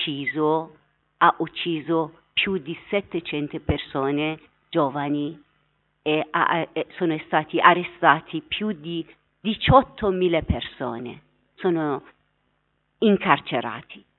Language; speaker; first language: Italian; non-native, fluent; Persian